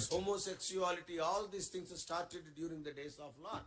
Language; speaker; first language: English; non-native, local second language; Telugu